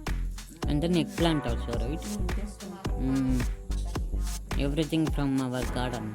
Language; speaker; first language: English; non-native, local second language; Tamil